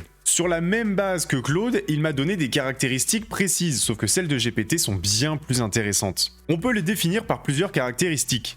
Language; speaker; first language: French; native; French